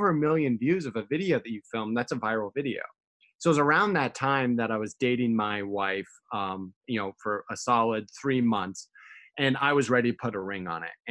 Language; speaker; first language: English; native; English